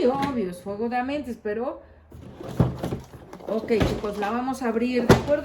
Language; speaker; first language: Spanish; native; Spanish